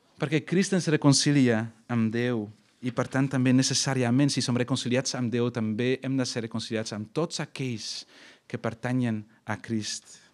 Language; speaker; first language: Catalan; non-native, fluent; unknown